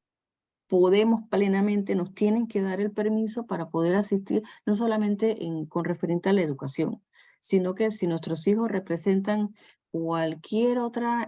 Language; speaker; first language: Spanish; native; Spanish